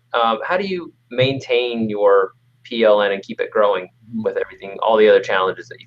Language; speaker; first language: English; native; English